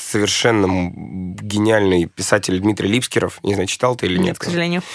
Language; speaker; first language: Russian; native; Russian